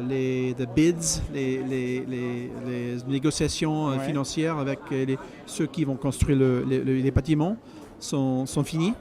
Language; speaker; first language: French; non-native, fluent; English